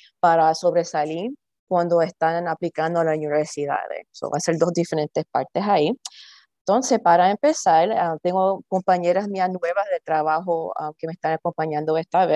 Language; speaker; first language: Spanish; early bilingual, heritage; Spanish